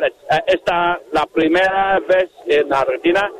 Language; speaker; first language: Spanish; non-native, learner; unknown